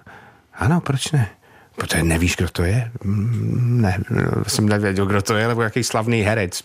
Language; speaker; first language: Czech; non-native, fluent; English